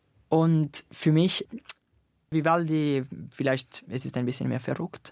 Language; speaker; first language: German; non-native, learner; Italian